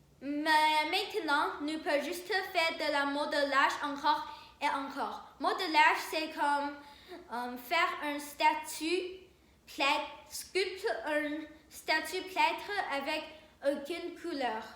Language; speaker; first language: French; non-native, learner; Chinese